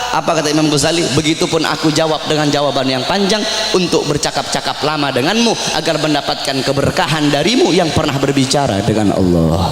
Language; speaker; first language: Indonesian; native; Indonesian